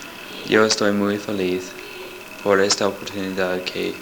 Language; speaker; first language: Spanish; non-native, learner; English